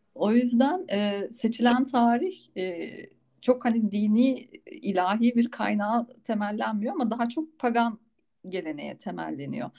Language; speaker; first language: Turkish; native; Turkish